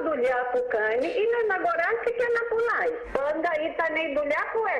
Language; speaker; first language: Greek; non-native, fluent; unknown